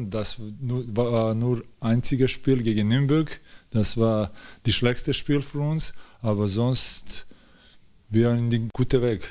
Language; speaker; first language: German; non-native, learner; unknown